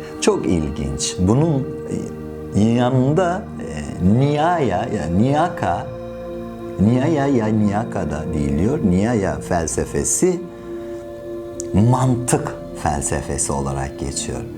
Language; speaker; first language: Turkish; non-native, fluent; Persian